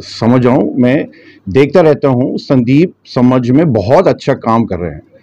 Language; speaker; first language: Hindi; early bilingual, heritage; Hindi